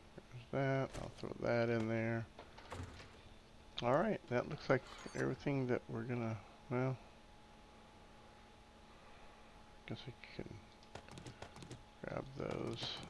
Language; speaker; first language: English; native; English